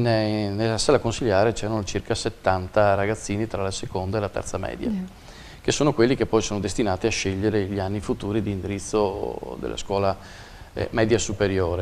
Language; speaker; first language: Italian; native; Italian